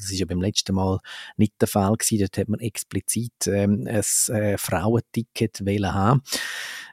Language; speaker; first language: German; native; German